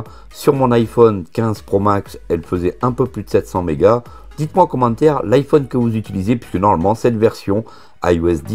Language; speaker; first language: French; native; French